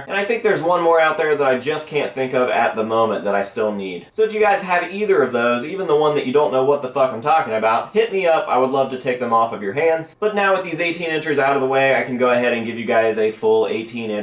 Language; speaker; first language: English; native; English